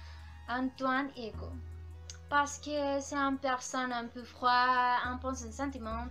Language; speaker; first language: French; non-native, learner; Spanish